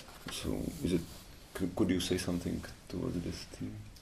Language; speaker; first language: English; non-native, fluent; Czech